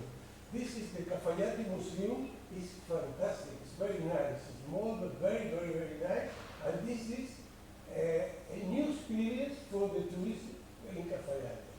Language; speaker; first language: English; non-native, fluent; Spanish